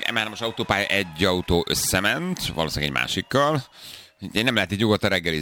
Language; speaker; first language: Hungarian; native; Hungarian